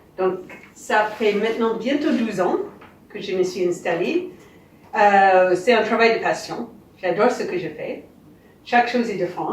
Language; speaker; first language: French; non-native, fluent; English